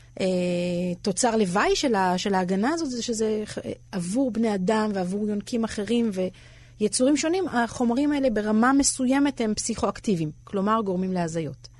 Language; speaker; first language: Hebrew; native; Hebrew